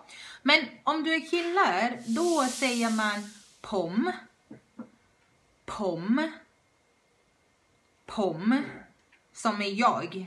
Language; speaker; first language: Swedish; non-native, fluent; Thai